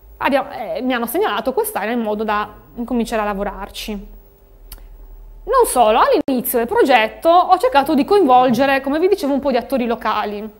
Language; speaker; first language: Italian; native; Italian